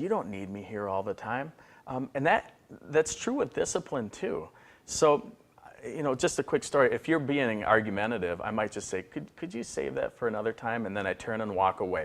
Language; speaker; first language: English; native; English